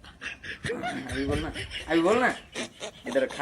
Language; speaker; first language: Hindi; non-native, local second language; Bangla